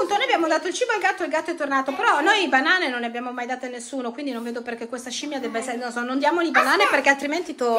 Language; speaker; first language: Italian; native; Italian